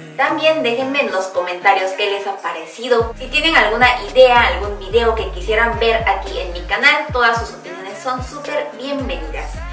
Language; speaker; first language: Spanish; non-native, fluent; Korean